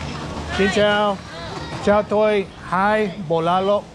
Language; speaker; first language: Vietnamese; non-native, learner; English